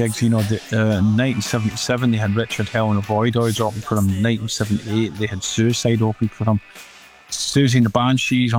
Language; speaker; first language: English; native; English